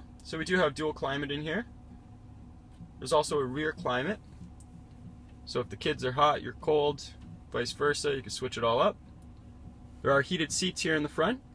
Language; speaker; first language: English; native; English